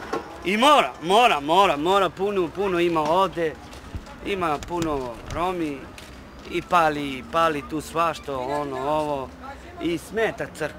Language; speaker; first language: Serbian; non-native, local second language; Romany